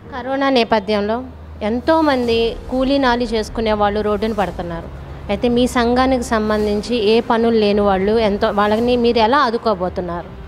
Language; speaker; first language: Telugu; native; Telugu